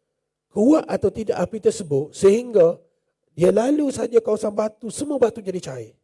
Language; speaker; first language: Malay; native; Malay